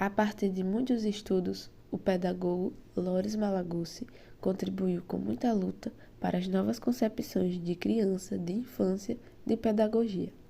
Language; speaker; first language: Portuguese; native; Portuguese